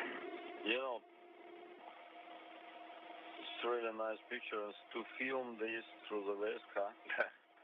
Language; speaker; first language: English; non-native, fluent; Russian